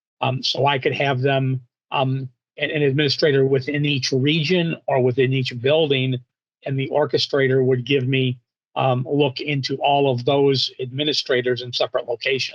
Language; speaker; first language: English; native; English